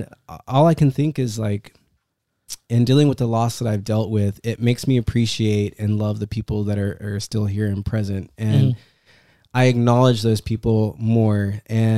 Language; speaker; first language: English; native; English